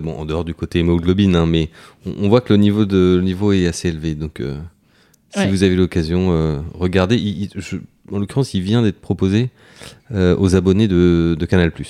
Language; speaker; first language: French; native; French